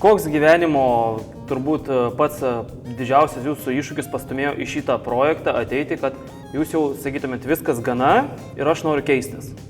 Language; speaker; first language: Lithuanian; native; Lithuanian